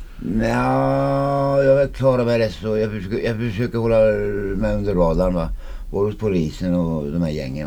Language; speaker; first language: Swedish; early bilingual, other home language; Finnish